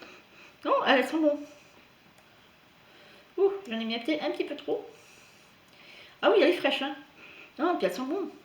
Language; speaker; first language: French; native; French